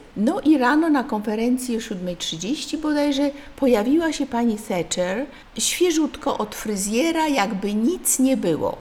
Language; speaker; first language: Polish; native; Polish